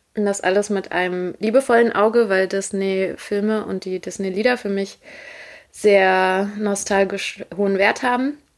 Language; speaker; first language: German; native; German